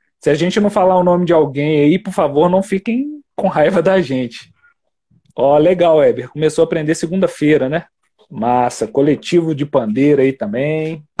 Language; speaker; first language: Portuguese; native; Portuguese